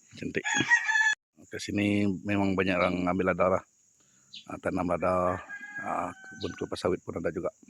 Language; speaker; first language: Malay; non-native, local second language; Iban